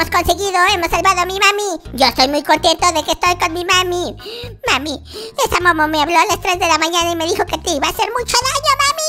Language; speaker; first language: Spanish; native; Spanish